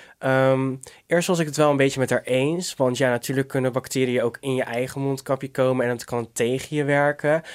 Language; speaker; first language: Dutch; native; Dutch